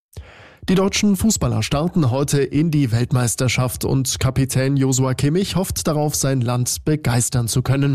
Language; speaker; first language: German; native; German